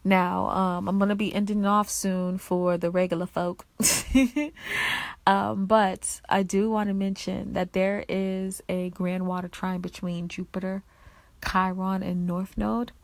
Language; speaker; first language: English; native; English